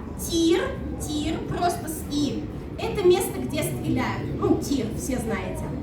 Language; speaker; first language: Russian; non-native, local second language; Udmurt